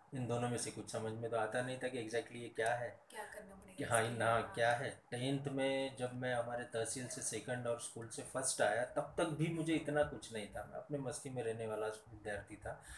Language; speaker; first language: Hindi; non-native, local second language; Marathi